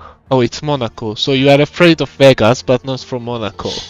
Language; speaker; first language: English; non-native, fluent; Hungarian